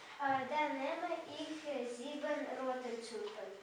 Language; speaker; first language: German; non-native, learner; Russian